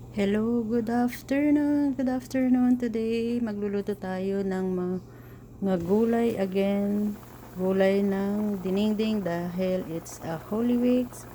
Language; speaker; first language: Filipino; non-native, local second language; Iloko